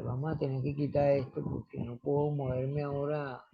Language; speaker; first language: Spanish; native; Spanish